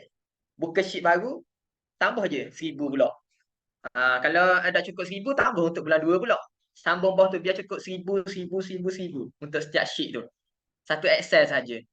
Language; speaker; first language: Malay; native; Malay